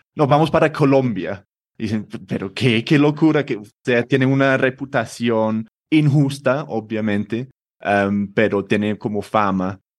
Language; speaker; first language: Spanish; non-native, fluent; English